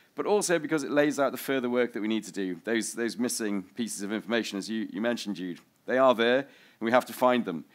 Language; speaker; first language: English; native; English